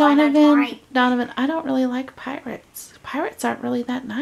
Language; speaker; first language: English; native; English